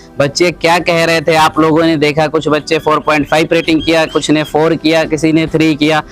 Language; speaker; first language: Hindi; native; Hindi